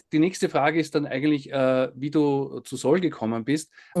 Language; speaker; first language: German; native; German